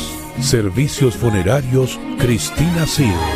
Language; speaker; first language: Spanish; native; Spanish